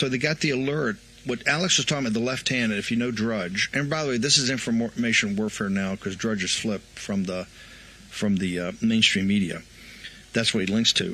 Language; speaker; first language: English; native; English